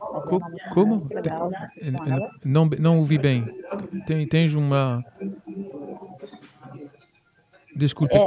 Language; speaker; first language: Portuguese; early bilingual, heritage; French